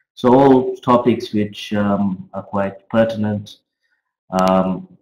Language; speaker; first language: English; native; English